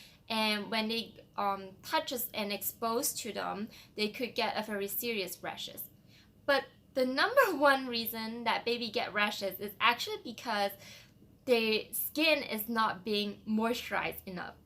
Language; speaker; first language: English; non-native, fluent; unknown